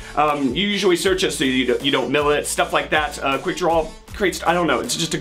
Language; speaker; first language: English; native; English